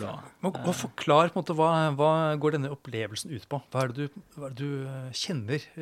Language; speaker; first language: Norwegian; native; Norwegian